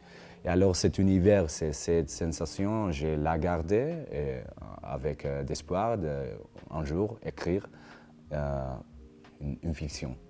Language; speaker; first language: French; non-native, learner; Spanish